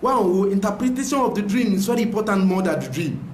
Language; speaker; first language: English; non-native, local second language; Yoruba